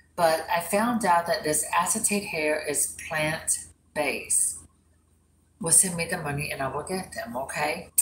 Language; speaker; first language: English; early bilingual, other home language; Spanish